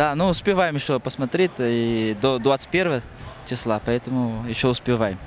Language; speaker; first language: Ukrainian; non-native, learner; Portuguese